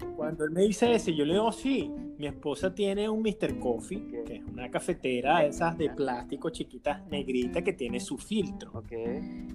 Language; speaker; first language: Spanish; native; Spanish